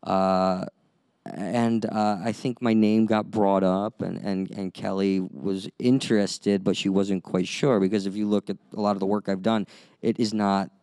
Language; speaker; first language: English; native; English